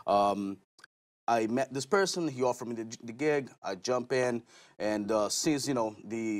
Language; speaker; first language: English; non-native, fluent; Portuguese